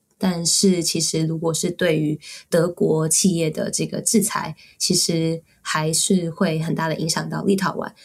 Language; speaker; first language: Chinese; native; Chinese